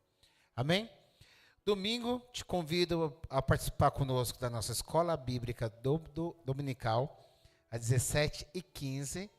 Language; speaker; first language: Portuguese; native; Portuguese